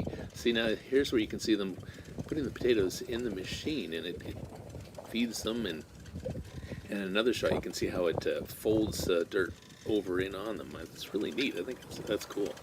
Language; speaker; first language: English; native; English